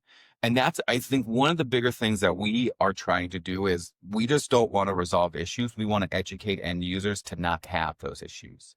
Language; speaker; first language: English; native; English